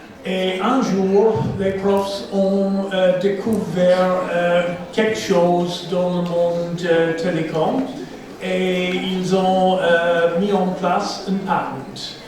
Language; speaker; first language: French; non-native, fluent; English